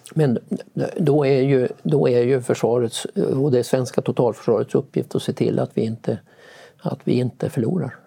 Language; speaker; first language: Swedish; native; Swedish